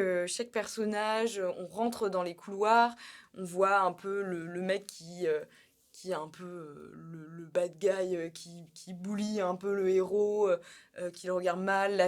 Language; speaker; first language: French; native; French